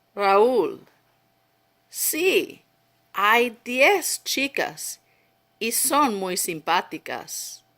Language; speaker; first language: Spanish; non-native, learner; English